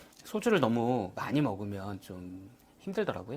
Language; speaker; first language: Korean; native; Korean